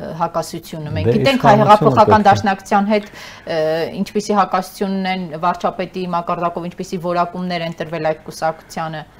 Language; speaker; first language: Armenian; native; Armenian